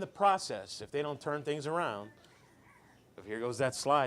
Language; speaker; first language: English; native; English